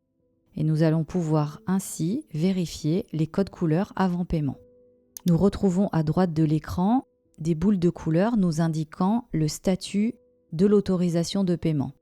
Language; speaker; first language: French; native; French